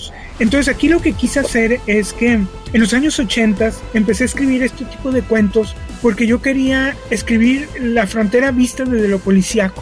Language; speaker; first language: Spanish; native; Spanish